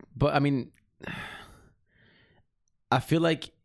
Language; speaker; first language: English; early bilingual, other home language; Spanish